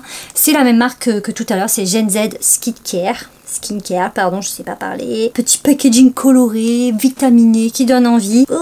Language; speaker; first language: French; native; French